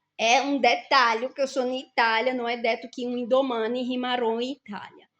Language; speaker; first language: Italian; non-native, fluent; Portuguese